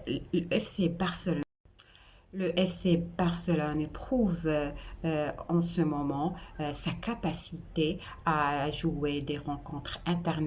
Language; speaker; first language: French; non-native, local second language; Arabic